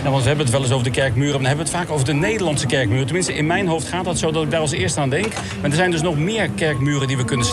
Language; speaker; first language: Dutch; native; Dutch